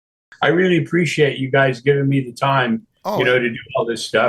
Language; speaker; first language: English; native; English